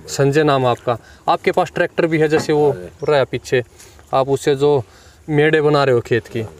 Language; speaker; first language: Hindi; native; Hindi